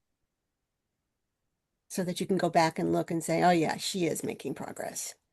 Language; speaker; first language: English; native; English